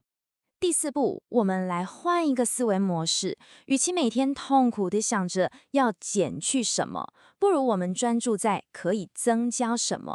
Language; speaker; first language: Chinese; native; Chinese